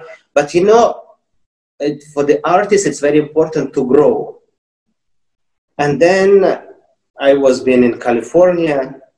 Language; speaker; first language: English; non-native, fluent; Russian